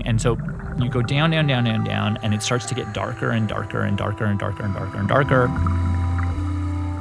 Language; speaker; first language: English; native; English